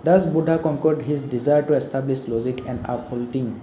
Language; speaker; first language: English; non-native, local second language; Assamese